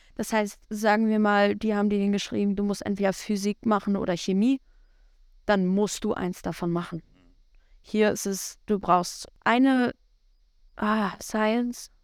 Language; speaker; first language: German; native; German